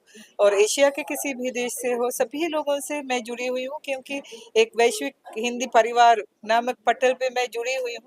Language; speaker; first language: Hindi; non-native, fluent; Sinhala